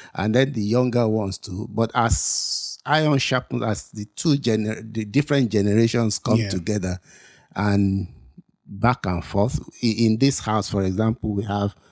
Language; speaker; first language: English; non-native, local second language; Yoruba